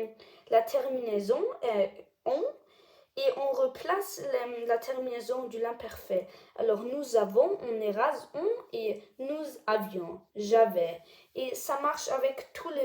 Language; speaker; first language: French; non-native, learner; German